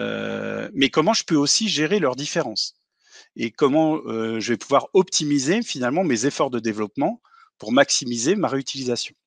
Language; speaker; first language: French; native; French